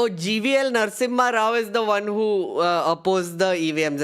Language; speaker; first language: English; non-native, local second language; Hindi